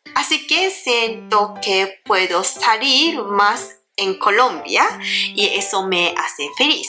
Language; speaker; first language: Spanish; non-native, learner; Japanese